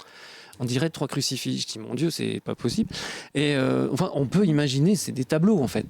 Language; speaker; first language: French; native; French